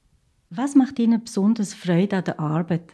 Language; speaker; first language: German; native; German